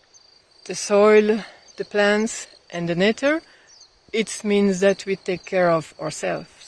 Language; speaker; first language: English; non-native, fluent; French